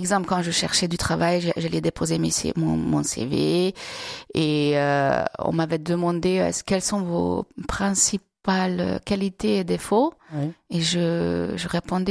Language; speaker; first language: French; non-native, fluent; Hungarian